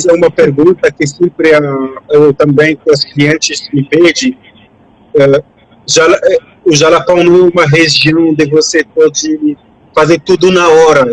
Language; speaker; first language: Portuguese; non-native, fluent; French